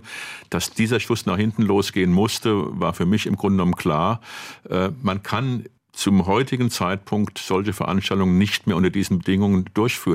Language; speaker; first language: German; native; German